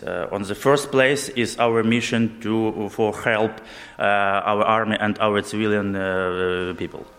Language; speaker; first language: English; non-native, learner; Ukrainian